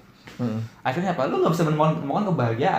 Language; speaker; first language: Indonesian; native; Indonesian